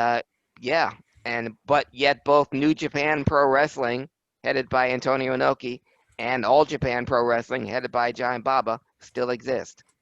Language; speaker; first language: English; native; English